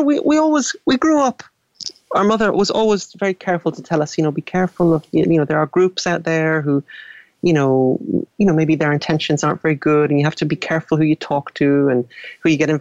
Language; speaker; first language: English; native; English